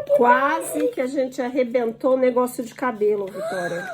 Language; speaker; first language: Portuguese; native; Portuguese